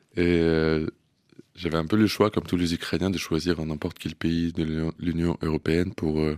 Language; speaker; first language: French; non-native, fluent; Russian